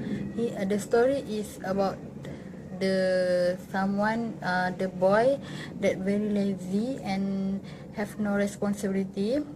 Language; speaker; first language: English; non-native, local second language; Malay